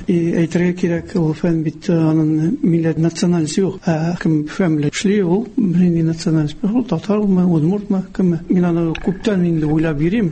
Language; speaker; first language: Tatar; native; Tatar